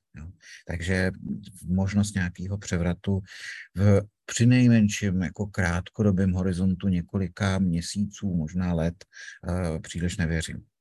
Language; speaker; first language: Czech; native; Czech